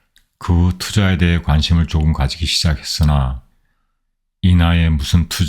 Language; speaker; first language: Korean; native; Korean